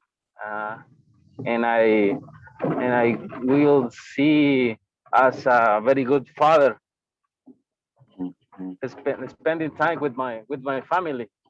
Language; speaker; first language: English; non-native, learner; Spanish